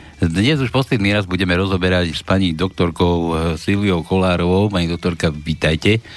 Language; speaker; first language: Slovak; native; Slovak